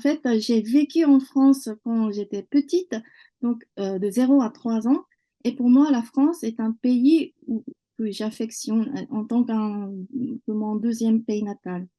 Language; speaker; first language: French; non-native, fluent; Japanese